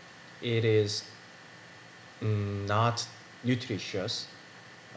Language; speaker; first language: English; non-native, learner; Korean